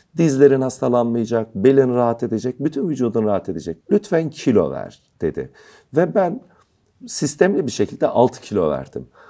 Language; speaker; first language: Turkish; native; Turkish